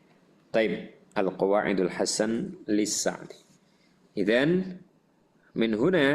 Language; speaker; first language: Arabic; non-native, fluent; Indonesian